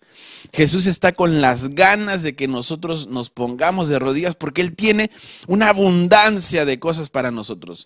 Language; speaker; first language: Spanish; native; Spanish